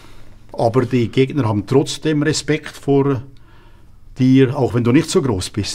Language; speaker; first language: German; native; German